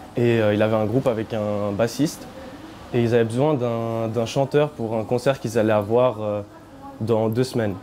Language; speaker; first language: French; native; French